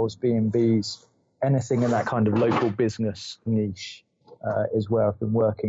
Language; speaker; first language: English; native; English